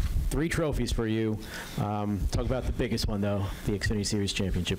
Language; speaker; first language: English; native; English